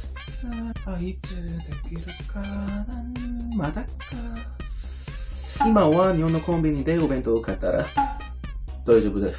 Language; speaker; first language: Japanese; non-native, learner; Korean